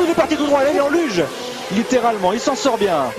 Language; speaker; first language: French; native; French